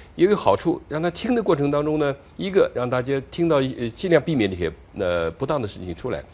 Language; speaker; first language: Chinese; native; Chinese